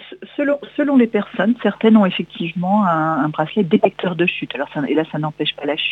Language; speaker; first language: French; native; French